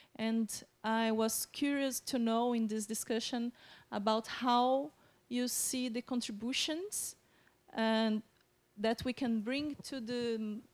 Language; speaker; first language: English; non-native, fluent; Portuguese